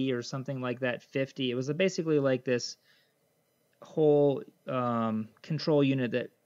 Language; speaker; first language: English; native; English